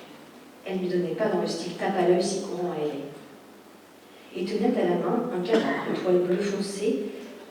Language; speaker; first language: French; native; French